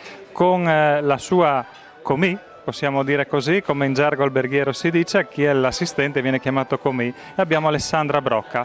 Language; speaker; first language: Italian; native; Italian